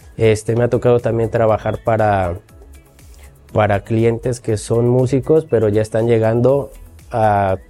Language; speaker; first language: Spanish; native; Spanish